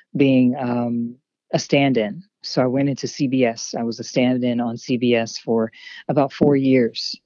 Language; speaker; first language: English; native; English